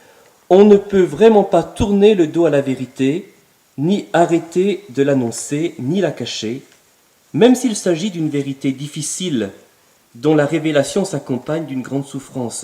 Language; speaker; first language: French; native; French